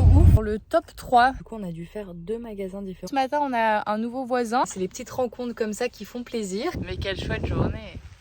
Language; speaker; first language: French; native; French